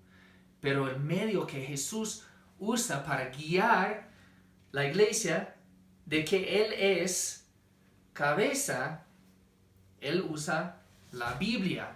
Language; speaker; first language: Spanish; non-native, fluent; English